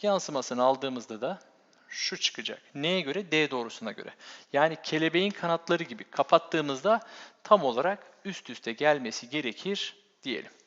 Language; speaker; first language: Turkish; native; Turkish